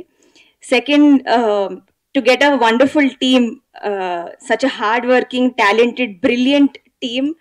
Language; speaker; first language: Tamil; non-native, learner; Telugu